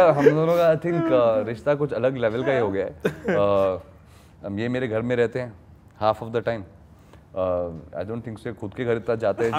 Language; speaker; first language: Hindi; native; Hindi